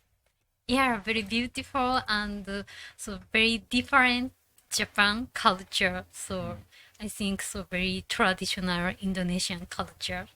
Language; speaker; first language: English; non-native, learner; Japanese